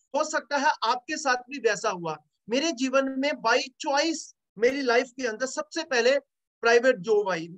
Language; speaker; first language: Hindi; native; Hindi